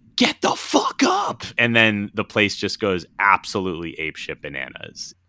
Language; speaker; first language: English; native; English